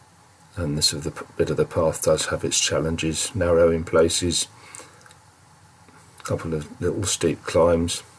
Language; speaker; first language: English; native; English